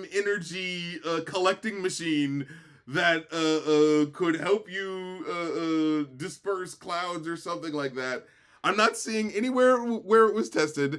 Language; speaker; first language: English; native; English